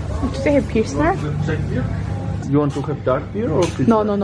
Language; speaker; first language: English; non-native, learner; Korean